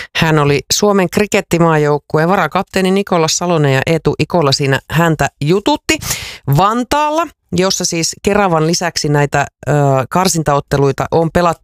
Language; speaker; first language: Finnish; native; Finnish